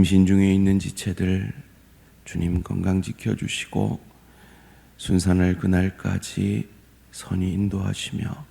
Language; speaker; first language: Korean; native; Korean